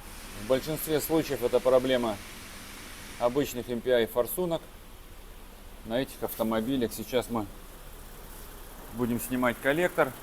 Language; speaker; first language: Russian; native; Russian